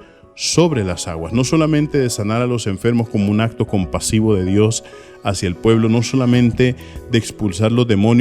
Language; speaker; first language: Spanish; native; Spanish